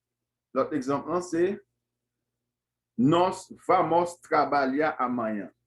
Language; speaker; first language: Portuguese; non-native, fluent; Haitian Creole